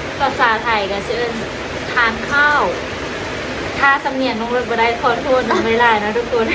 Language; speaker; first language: Thai; non-native, learner; Lao